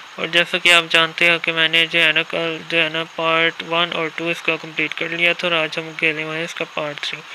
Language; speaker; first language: Urdu; non-native, local second language; Punjabi